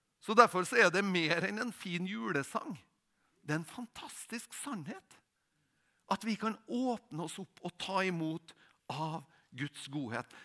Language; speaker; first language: Norwegian; native; Norwegian